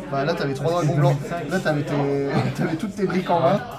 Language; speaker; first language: French; native; French